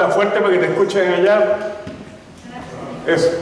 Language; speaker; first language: Spanish; native; Spanish